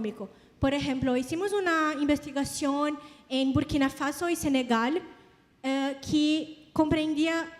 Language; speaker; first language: Spanish; non-native, learner; Portuguese